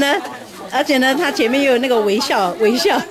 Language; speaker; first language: Chinese; native; Chinese